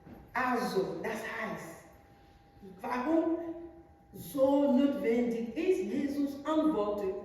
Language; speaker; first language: German; non-native, learner; French